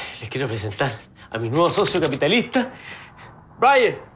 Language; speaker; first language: Spanish; native; Spanish